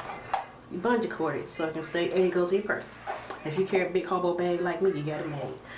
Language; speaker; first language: English; native; English